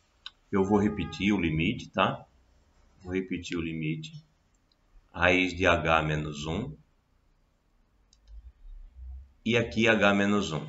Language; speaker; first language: Portuguese; native; Portuguese